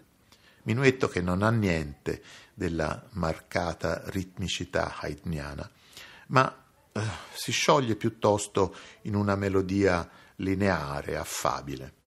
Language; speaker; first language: Italian; native; Italian